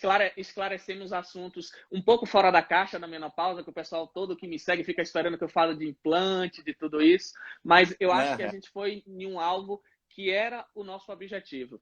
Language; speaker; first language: Portuguese; native; Portuguese